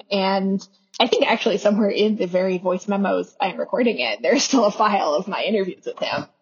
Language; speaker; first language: English; native; English